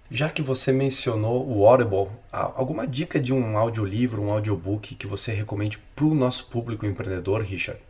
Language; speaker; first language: Portuguese; native; Portuguese